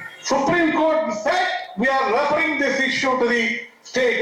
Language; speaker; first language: English; non-native, local second language; Telugu